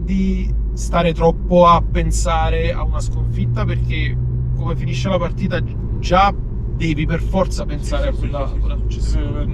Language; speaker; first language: Italian; native; Italian